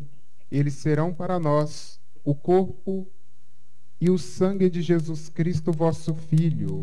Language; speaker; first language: Portuguese; native; Portuguese